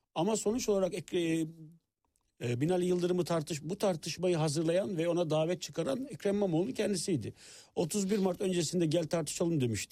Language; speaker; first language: Turkish; native; Turkish